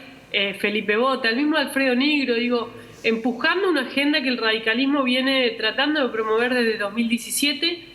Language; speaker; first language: Spanish; native; Spanish